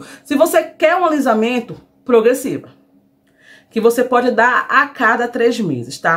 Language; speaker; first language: Portuguese; native; Portuguese